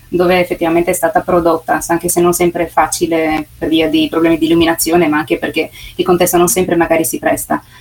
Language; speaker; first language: Italian; native; Italian